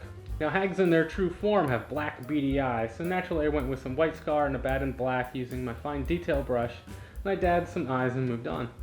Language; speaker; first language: English; native; English